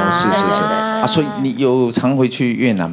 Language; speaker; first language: Chinese; native; Chinese